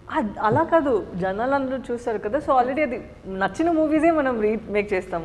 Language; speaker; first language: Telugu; non-native, local second language; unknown